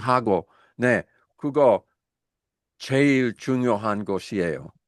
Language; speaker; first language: Korean; non-native, learner; English